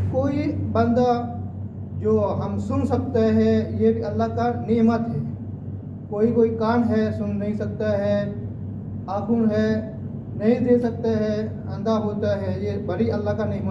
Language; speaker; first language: Hindi; non-native, fluent; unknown